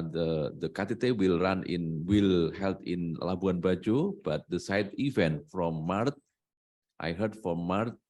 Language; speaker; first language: English; non-native, learner; Indonesian